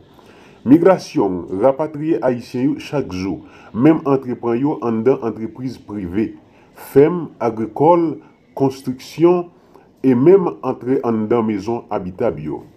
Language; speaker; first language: Haitian Creole; native; Haitian Creole